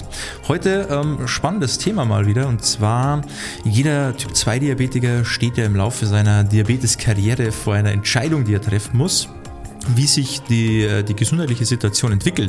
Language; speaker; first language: German; native; German